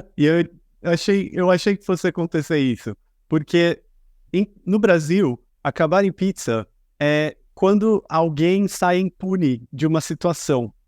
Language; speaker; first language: Portuguese; native; Portuguese